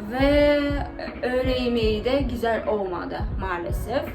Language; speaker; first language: Turkish; non-native, learner; Kazakh